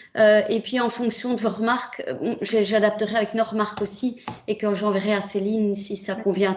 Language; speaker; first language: French; native; French